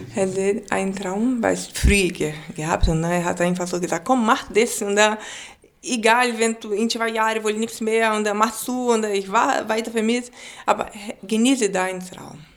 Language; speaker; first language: German; non-native, learner; Portuguese